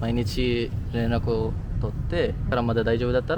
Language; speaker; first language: Japanese; non-native, learner; Filipino